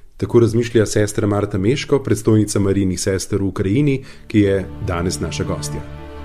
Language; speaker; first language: Slovenian; native; Slovenian